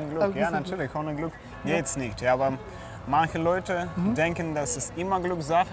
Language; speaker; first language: German; non-native, fluent; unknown